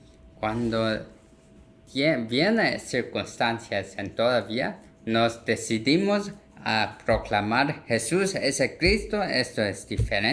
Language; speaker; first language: Spanish; non-native, learner; Korean